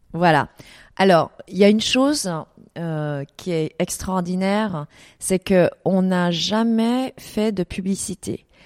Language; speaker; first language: French; early bilingual, other home language; Vietnamese